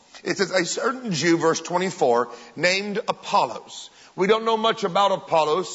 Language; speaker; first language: English; native; English